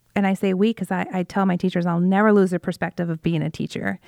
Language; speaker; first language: English; native; English